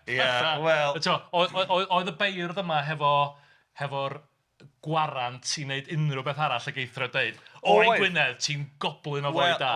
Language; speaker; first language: Welsh; native; Welsh